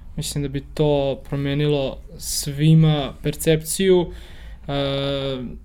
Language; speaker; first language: Serbian; native; Serbian